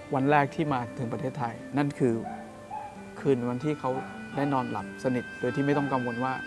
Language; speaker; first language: Thai; non-native, local second language; Akha